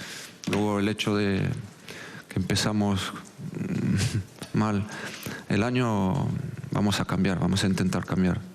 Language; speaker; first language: Spanish; non-native, local second language; French